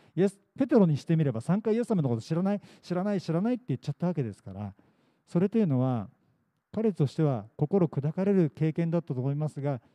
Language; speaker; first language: Japanese; native; Japanese